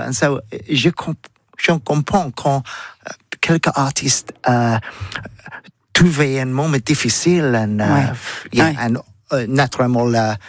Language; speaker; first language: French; non-native, learner; English